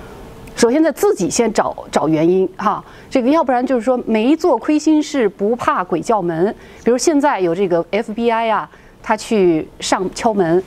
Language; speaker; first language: Chinese; native; Chinese